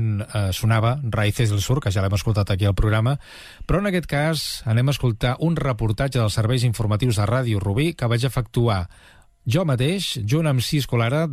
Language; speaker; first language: Catalan; native; Catalan